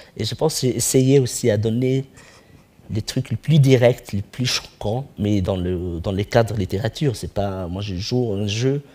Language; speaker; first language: French; non-native, local second language; Arabic